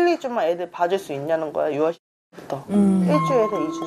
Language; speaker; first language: Korean; native; Korean